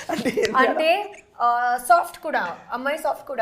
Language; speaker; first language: Telugu; non-native, local second language; Hindi